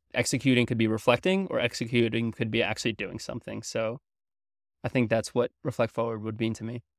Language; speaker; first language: English; early bilingual, other home language; French